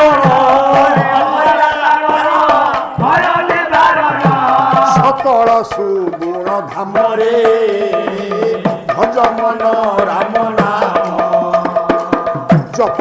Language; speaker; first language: Odia; native; Odia